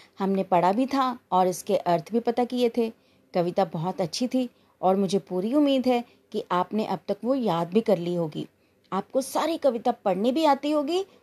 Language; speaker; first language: Hindi; non-native, local second language; Punjabi